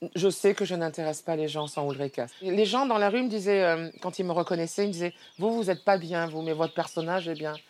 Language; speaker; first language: French; native; French